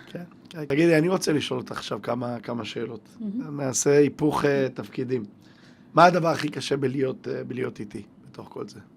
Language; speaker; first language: Hebrew; native; Hebrew